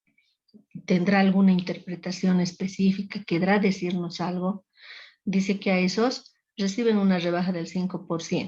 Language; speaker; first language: Spanish; native; Spanish